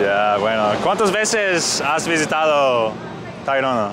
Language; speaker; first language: Spanish; non-native, learner; English